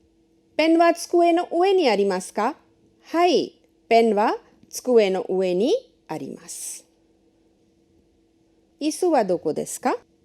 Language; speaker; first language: Japanese; non-native, learner; Hindi